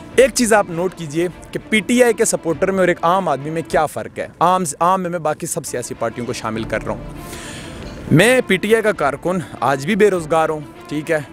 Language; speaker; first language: Urdu; non-native, local second language; Pashto